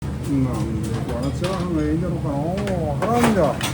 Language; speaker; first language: Japanese; native; Japanese